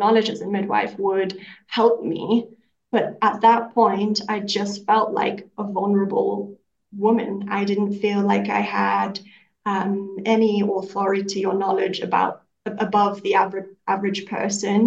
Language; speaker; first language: English; native; English